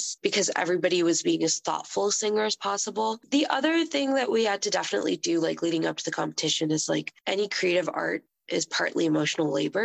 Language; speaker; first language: English; native; English